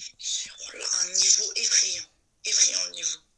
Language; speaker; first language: French; native; French